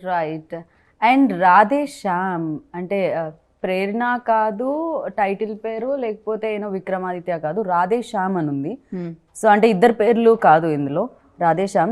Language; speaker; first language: Telugu; native; Telugu